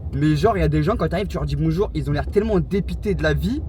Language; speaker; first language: French; native; French